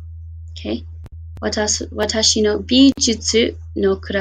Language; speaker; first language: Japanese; non-native, fluent; English